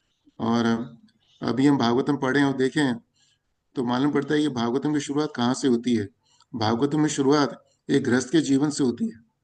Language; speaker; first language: Hindi; native; Hindi